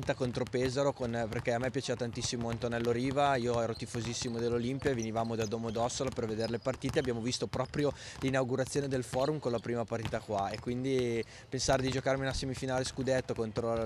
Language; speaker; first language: Italian; native; Italian